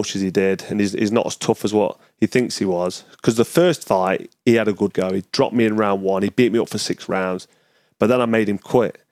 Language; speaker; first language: English; native; English